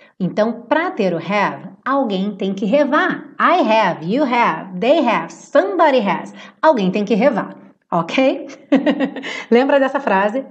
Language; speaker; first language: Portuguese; native; Portuguese